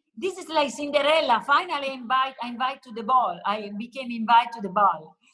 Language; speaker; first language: English; non-native, learner; Italian